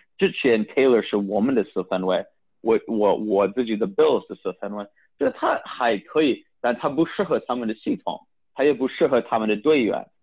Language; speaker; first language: Chinese; early bilingual, heritage; Chinese